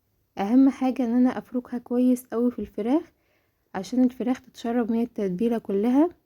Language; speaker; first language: Arabic; native; Arabic